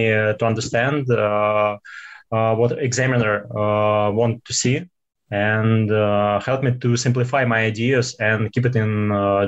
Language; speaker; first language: English; non-native, fluent; Russian